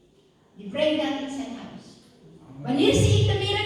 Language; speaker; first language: Dutch; non-native, fluent; Indonesian